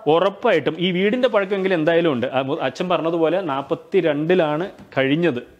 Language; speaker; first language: Malayalam; non-native, local second language; Kannada